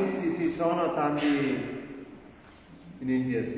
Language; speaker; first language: Italian; non-native, learner; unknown